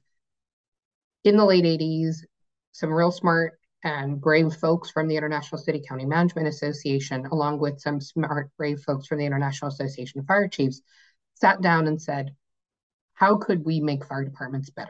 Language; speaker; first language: English; native; English